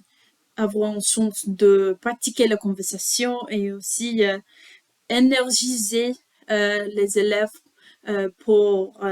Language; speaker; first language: French; non-native, learner; English